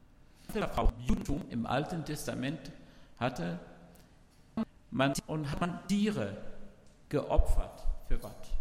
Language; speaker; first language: German; non-native, learner; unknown